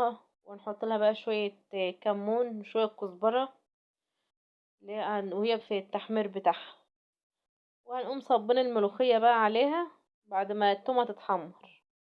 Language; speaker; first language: Arabic; native; Arabic